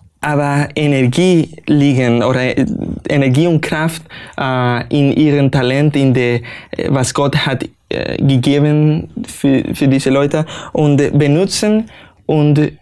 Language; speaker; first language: German; non-native, learner; Spanish